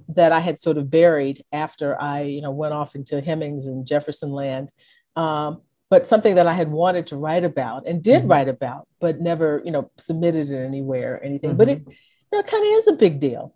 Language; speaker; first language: English; native; English